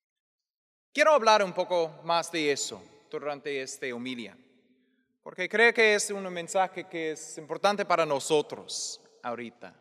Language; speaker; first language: Spanish; non-native, fluent; English